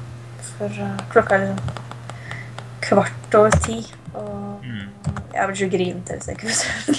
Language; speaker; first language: Norwegian; native; Norwegian